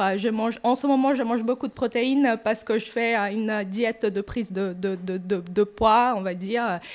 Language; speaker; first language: French; non-native, fluent; Portuguese